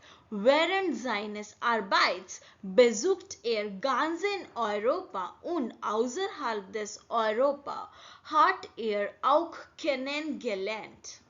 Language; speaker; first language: German; non-native, learner; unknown